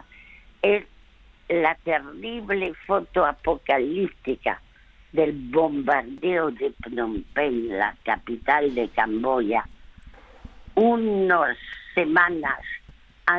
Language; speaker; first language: Spanish; early bilingual, other home language; French